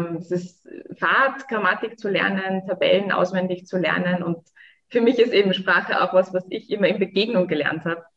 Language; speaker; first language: German; native; German